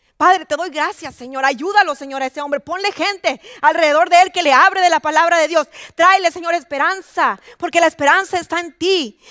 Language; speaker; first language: Spanish; native; Spanish